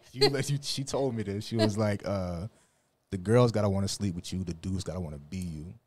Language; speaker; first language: English; native; English